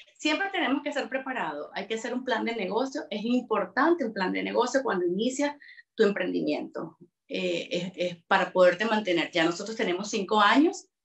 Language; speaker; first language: Spanish; native; Spanish